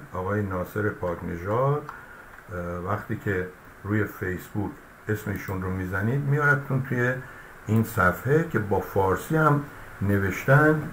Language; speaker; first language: Persian; native; Persian